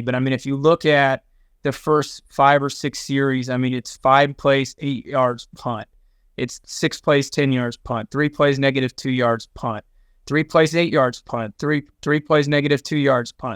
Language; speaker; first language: English; native; English